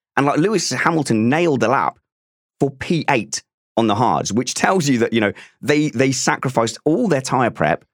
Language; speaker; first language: English; native; English